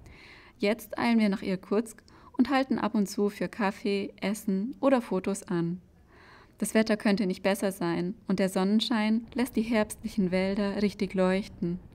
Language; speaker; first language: German; native; German